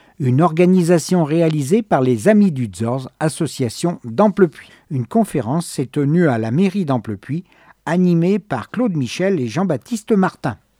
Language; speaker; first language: French; native; French